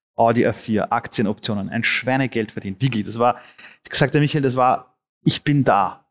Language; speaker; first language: German; early bilingual, other home language; Persian